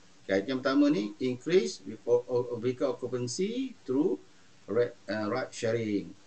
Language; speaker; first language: English; non-native, local second language; Malay